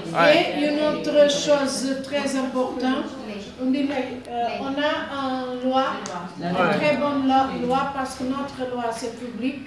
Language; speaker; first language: French; non-native, fluent; Portuguese